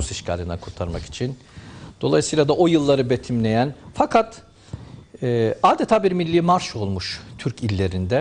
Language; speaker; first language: Turkish; native; Turkish